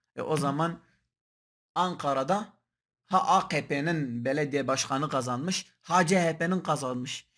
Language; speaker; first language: Turkish; non-native, local second language; Kurdish